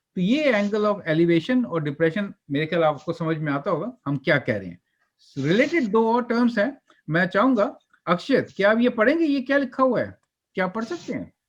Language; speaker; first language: Hindi; native; Hindi